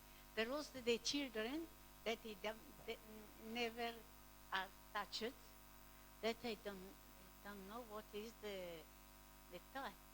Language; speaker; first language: English; non-native, learner; Italian